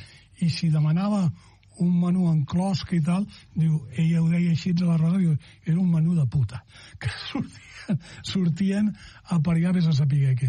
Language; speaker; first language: Catalan; native; Catalan